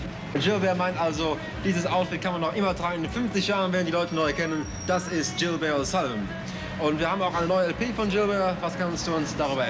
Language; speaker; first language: German; native; German